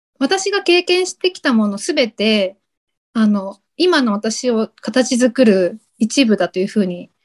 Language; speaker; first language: Japanese; native; Japanese